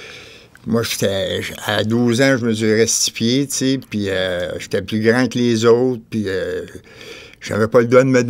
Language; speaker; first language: French; native; French